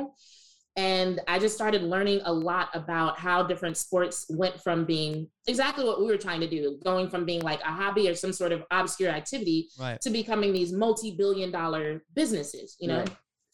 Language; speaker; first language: English; native; English